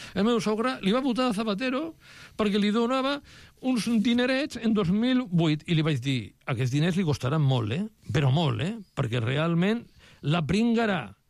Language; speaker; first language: Catalan; non-native, local second language; Spanish